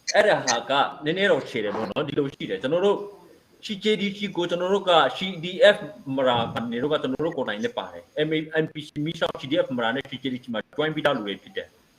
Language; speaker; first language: Burmese; non-native, local second language; Hakha Chin